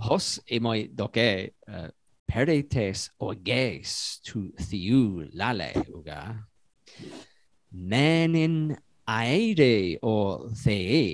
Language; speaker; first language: Greek; non-native, fluent; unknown